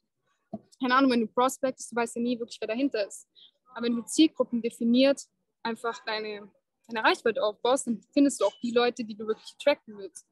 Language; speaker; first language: German; native; German